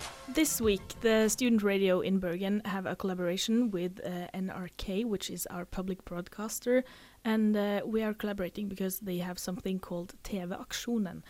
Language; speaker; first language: English; non-native, fluent; Norwegian